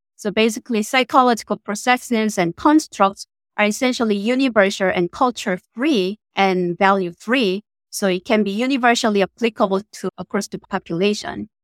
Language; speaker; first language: English; non-native, fluent; Korean